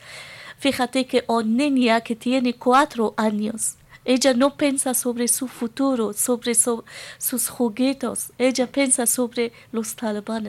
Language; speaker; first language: Spanish; non-native, learner; Persian